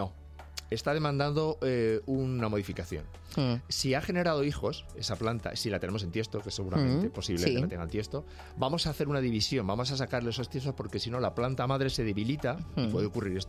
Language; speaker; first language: Spanish; native; Spanish